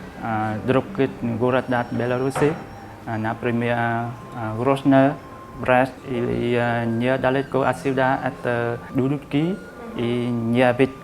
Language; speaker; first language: Russian; non-native, fluent; Vietnamese